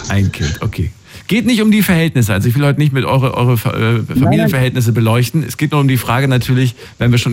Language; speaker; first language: German; native; German